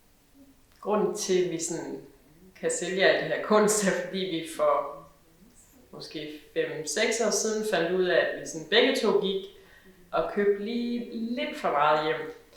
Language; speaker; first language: Danish; native; Danish